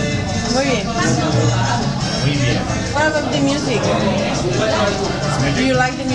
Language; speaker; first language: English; non-native, fluent; Spanish